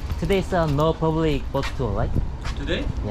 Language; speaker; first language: English; non-native, learner; Korean